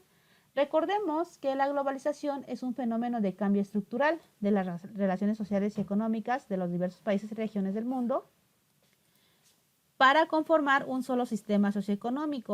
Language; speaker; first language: Spanish; native; Spanish